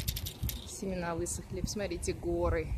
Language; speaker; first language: Russian; native; Russian